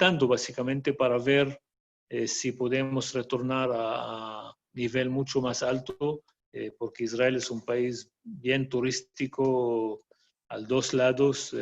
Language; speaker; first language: Spanish; non-native, fluent; Arabic